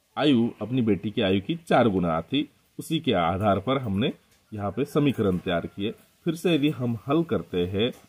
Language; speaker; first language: Hindi; non-native, local second language; Marathi